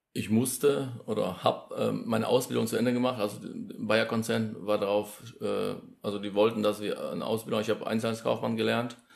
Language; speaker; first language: German; early bilingual, other home language; Polish